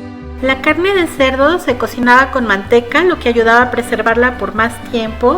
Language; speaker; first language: Spanish; native; Spanish